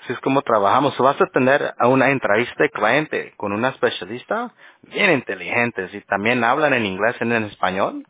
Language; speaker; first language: Spanish; early bilingual, heritage; Spanish